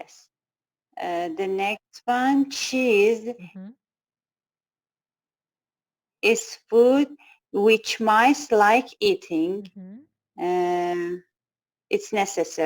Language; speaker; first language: English; non-native, learner; Persian